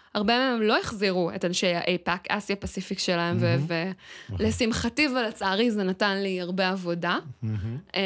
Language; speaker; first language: Hebrew; native; Hebrew